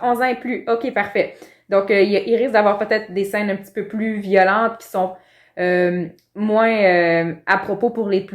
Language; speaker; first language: French; native; French